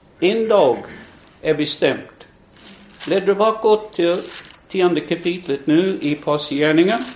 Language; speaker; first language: Swedish; non-native, fluent; English